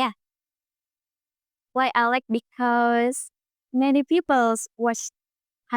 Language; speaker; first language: English; non-native, learner; Indonesian